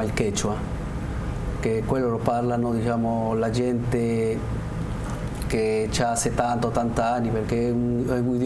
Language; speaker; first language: Italian; non-native, learner; Spanish